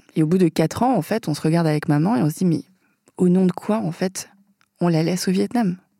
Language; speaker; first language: French; early bilingual, other home language; Vietnamese